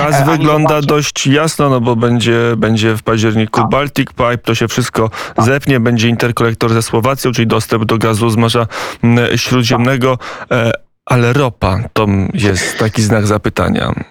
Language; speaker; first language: Polish; native; Polish